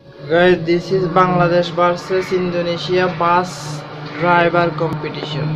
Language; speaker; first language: English; non-native, learner; Bangla